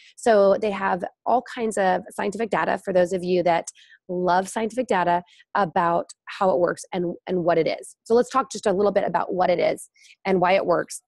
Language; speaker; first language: English; native; English